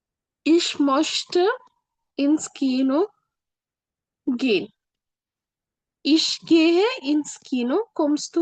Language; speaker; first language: German; non-native, fluent; Tamil